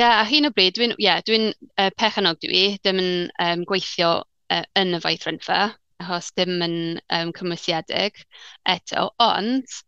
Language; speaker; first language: Welsh; non-native, learner; English